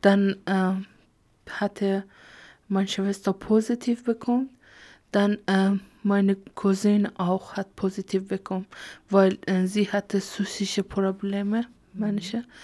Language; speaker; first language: German; non-native, learner; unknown